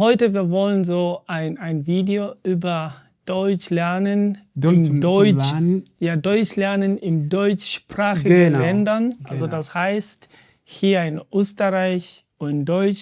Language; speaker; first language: German; non-native, learner; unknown